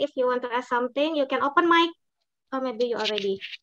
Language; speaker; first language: English; non-native, fluent; Indonesian